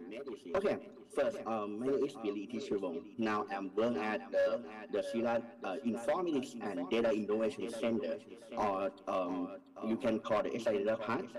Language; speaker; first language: English; non-native, learner; Thai